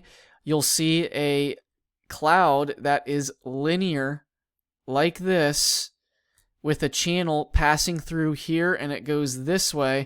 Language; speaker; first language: English; native; English